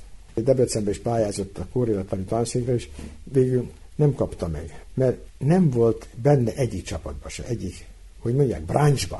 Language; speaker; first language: Hungarian; native; Hungarian